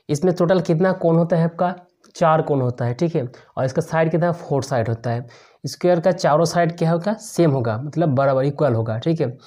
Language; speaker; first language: Hindi; native; Hindi